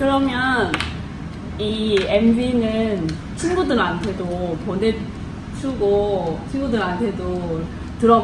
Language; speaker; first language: Korean; non-native, fluent; Vietnamese